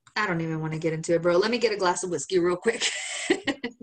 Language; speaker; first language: English; non-native, fluent; Spanish